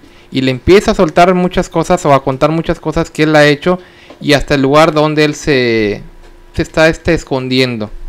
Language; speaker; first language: Spanish; native; Spanish